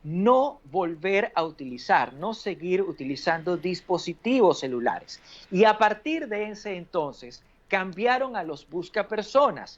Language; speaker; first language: Spanish; native; Spanish